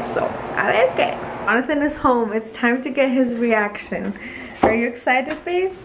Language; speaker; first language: English; early bilingual, other home language; Spanish